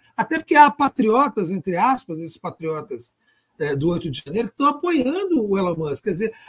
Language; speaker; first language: Portuguese; native; Portuguese